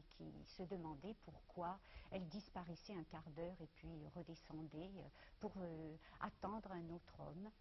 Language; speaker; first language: French; native; French